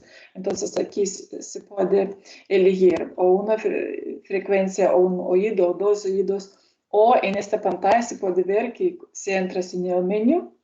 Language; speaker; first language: Spanish; non-native, learner; Lithuanian